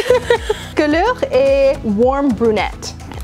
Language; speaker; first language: French; non-native, learner; English